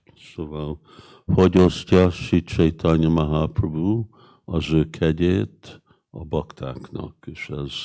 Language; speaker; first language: Hungarian; early bilingual, heritage; Hungarian